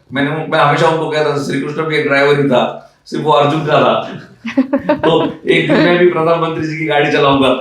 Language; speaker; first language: Hindi; non-native, local second language; Marathi